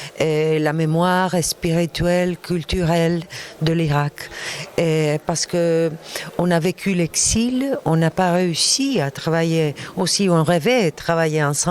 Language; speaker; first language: French; non-native, fluent; Arabic